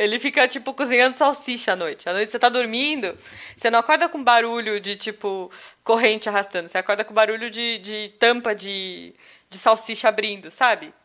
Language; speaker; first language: Portuguese; native; Portuguese